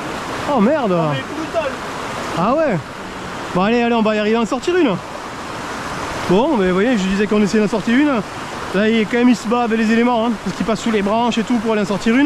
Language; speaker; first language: French; native; French